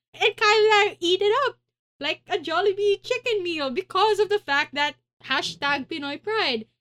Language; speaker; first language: English; non-native, local second language; Filipino